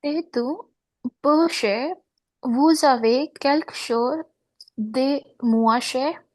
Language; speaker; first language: French; non-native, learner; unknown